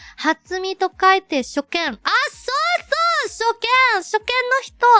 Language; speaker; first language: Japanese; non-native, fluent; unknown